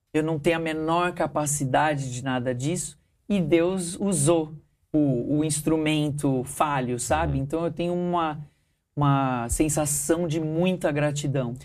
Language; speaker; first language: Portuguese; early bilingual, heritage; Portuguese